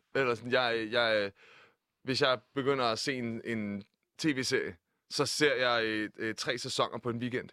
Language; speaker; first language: Danish; native; Danish